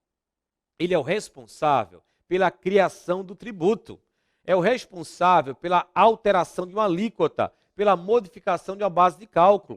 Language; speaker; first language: Portuguese; native; Portuguese